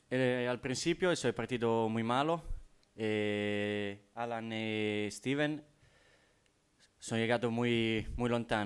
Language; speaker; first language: Spanish; non-native, learner; Italian